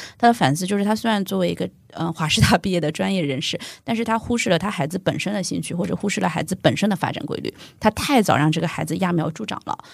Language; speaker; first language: Chinese; native; Chinese